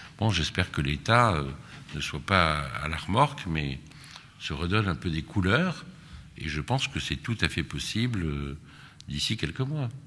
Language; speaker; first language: French; native; French